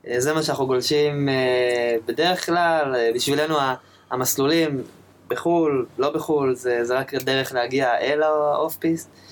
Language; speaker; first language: Hebrew; native; Hebrew